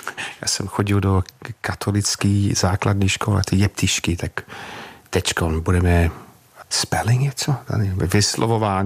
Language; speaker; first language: Czech; non-native, fluent; English